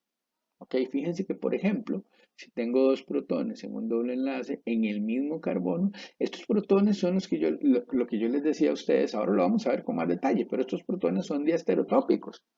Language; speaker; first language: Spanish; native; Spanish